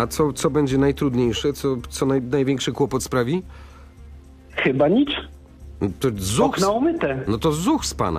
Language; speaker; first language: Polish; native; Polish